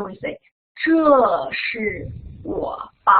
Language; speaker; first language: Chinese; non-native, fluent; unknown